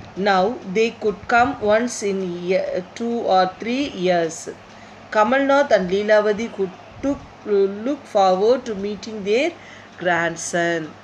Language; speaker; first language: English; non-native, local second language; Tamil